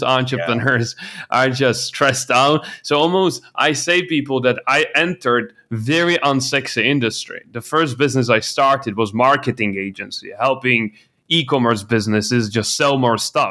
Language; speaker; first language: English; non-native, fluent; Czech